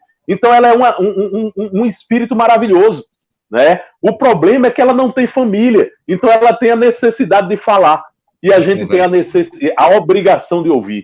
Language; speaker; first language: Portuguese; native; Portuguese